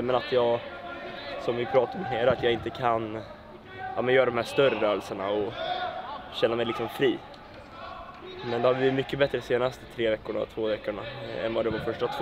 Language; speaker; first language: Swedish; native; Swedish